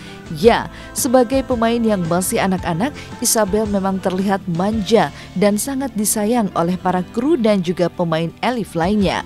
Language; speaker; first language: Indonesian; native; Indonesian